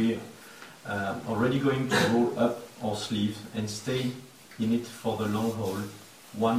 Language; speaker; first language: English; non-native, fluent; French